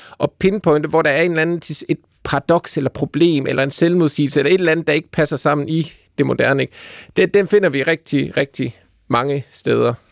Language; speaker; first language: Danish; native; Danish